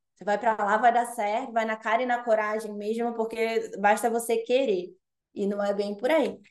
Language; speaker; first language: Portuguese; native; Portuguese